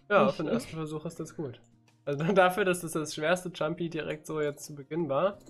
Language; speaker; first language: German; native; German